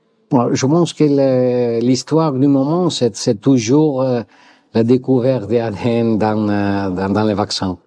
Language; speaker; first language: French; non-native, learner; Italian